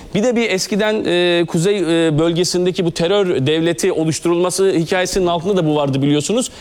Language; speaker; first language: Turkish; native; Turkish